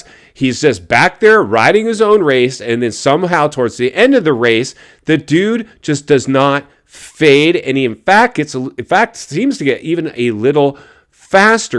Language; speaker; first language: English; native; English